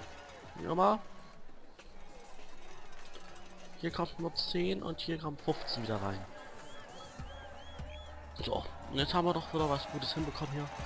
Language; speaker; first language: German; native; German